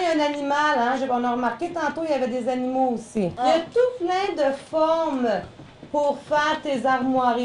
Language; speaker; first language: French; native; French